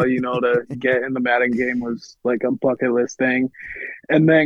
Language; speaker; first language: English; native; English